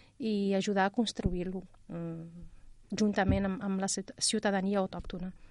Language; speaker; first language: Catalan; non-native, fluent; Riffian